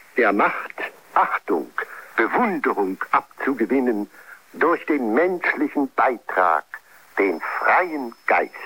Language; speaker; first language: German; native; German